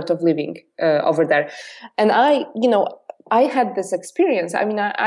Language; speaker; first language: English; non-native, fluent; Polish